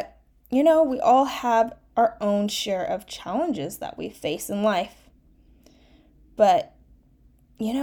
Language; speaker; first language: English; early bilingual, other home language; Chinese